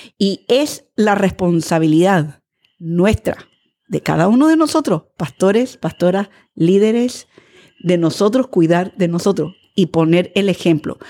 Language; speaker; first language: Spanish; early bilingual, other home language; English